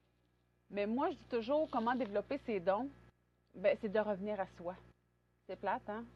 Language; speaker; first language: French; native; French